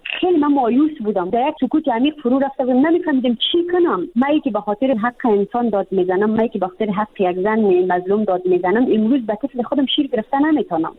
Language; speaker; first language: Persian; native; Persian